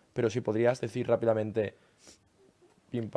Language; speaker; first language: Spanish; native; Spanish